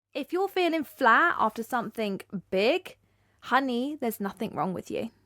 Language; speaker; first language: English; native; English